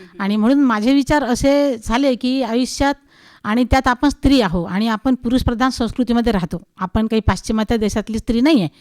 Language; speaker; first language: Marathi; non-native, local second language; Hindi